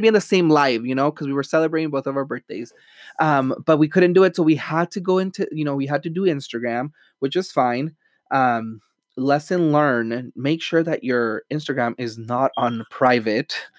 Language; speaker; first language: English; early bilingual, other home language; Spanish